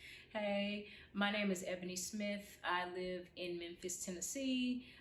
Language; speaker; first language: English; native; English